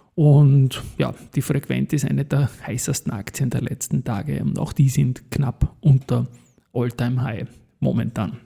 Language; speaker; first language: German; native; German